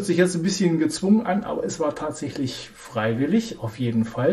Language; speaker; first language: German; native; German